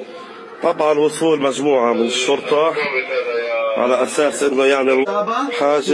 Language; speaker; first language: Arabic; native; Arabic